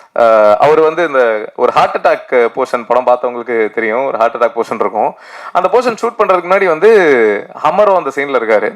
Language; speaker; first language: Tamil; native; Tamil